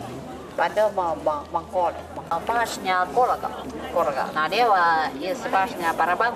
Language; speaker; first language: Russian; non-native, learner; Chinese